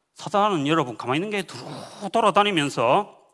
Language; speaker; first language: Korean; native; Korean